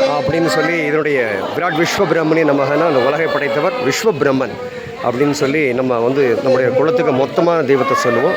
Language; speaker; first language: Tamil; non-native, local second language; Telugu